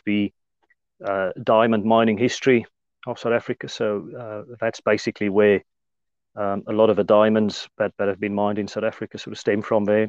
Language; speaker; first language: English; non-native, local second language; Afrikaans